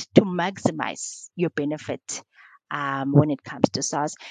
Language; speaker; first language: English; non-native, local second language; Xhosa